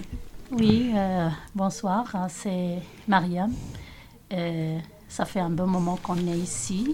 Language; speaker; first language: French; non-native, local second language; Arabic